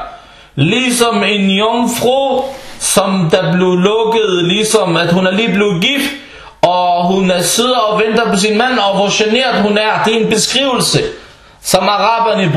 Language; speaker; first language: Danish; early bilingual, other home language; Arabic